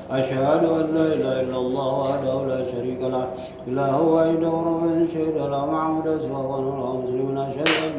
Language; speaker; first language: Arabic; non-native, fluent; Indonesian